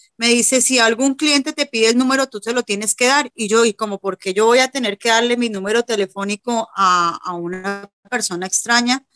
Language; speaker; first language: Spanish; native; Spanish